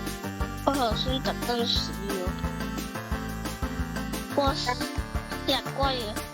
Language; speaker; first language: Chinese; early bilingual, heritage; Cantonese